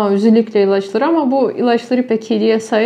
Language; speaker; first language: Turkish; non-native, fluent; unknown